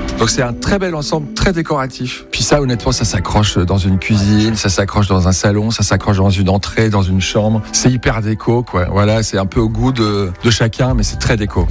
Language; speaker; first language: French; native; French